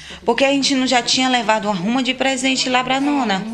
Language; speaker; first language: Portuguese; native; Portuguese